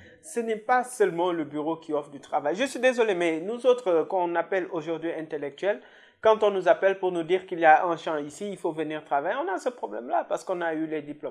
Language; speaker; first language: French; non-native, local second language; Wolof